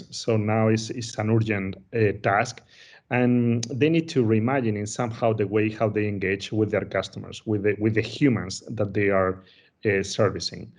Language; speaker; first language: English; non-native, fluent; Spanish